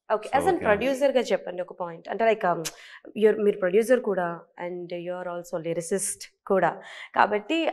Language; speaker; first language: Telugu; native; Telugu